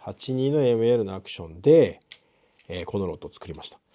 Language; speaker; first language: Japanese; native; Japanese